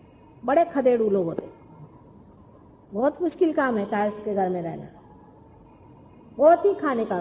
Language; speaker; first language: Hindi; non-native, local second language; Marathi